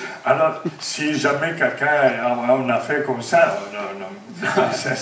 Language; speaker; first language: French; non-native, fluent; Italian